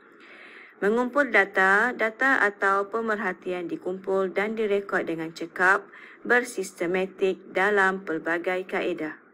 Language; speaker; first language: Malay; native; Malay